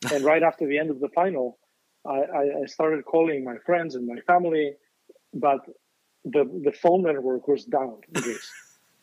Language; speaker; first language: English; non-native, fluent; Greek